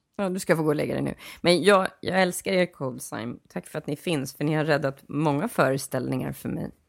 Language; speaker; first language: Swedish; native; Swedish